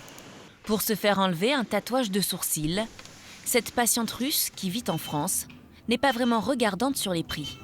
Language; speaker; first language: French; native; French